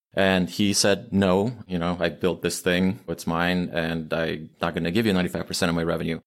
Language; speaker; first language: English; early bilingual, other home language; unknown